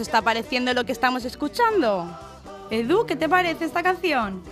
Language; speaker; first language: Spanish; native; Spanish